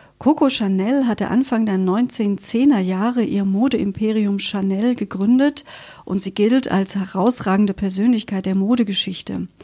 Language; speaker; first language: German; native; German